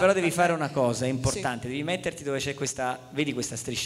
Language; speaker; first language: Italian; native; Italian